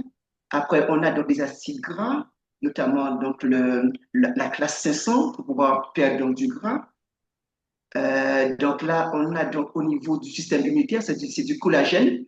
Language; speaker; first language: French; native; French